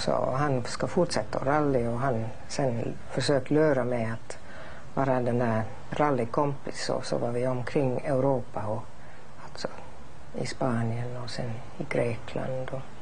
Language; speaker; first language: Swedish; non-native, fluent; English